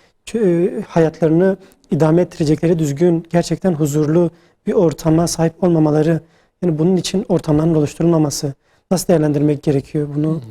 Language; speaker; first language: Turkish; native; Turkish